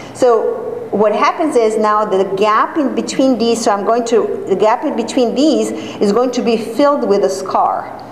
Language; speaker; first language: English; non-native, fluent; Serbian